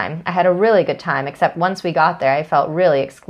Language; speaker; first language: English; native; English